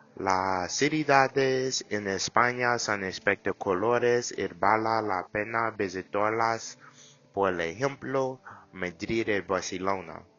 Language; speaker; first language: Spanish; non-native, learner; English